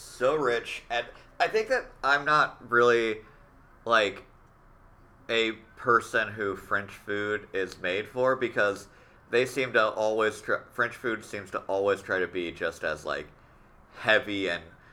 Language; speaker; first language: English; native; English